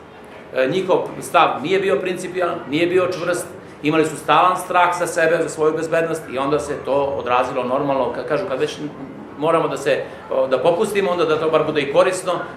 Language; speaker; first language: Serbian; native; Serbian